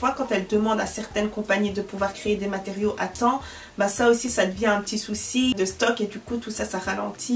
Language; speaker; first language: French; early bilingual, other home language; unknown